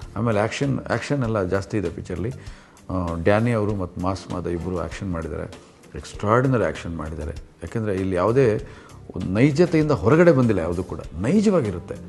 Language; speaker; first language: Kannada; native; Kannada